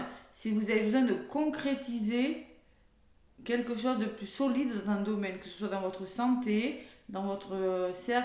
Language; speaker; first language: French; native; French